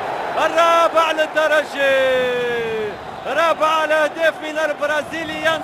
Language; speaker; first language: Arabic; native; Arabic